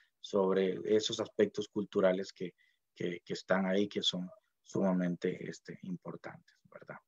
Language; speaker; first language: Spanish; native; Spanish